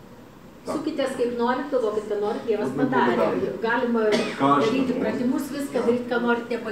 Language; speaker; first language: Lithuanian; native; Lithuanian